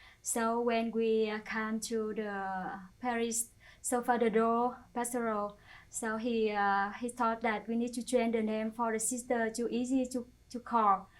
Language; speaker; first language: English; non-native, learner; Vietnamese